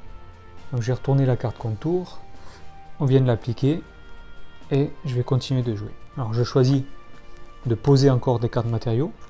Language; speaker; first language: French; native; French